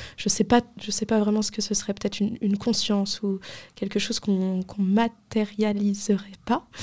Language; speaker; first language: French; native; French